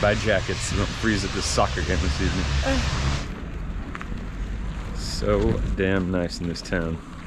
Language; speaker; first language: English; native; English